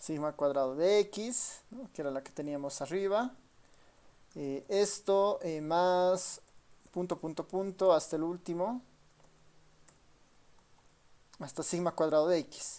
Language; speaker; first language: Spanish; native; Spanish